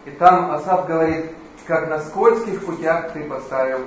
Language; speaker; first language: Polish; non-native, learner; Russian